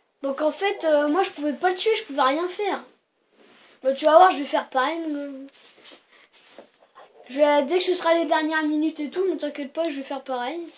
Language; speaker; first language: French; native; French